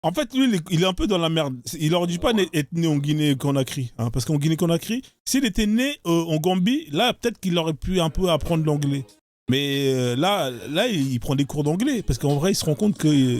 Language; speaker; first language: French; native; French